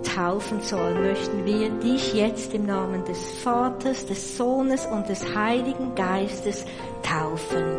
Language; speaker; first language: German; native; German